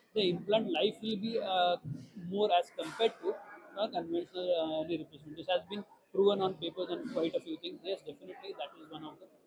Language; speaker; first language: English; non-native, local second language; Marathi